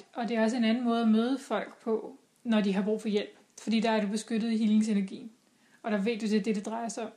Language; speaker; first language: Danish; native; Danish